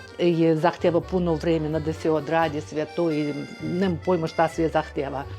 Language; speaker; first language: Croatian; non-native, fluent; Russian